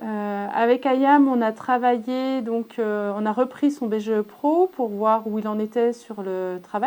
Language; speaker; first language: French; native; French